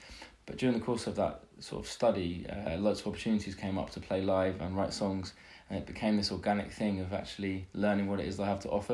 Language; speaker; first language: English; native; English